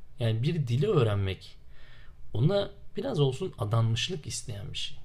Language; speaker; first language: Turkish; native; Turkish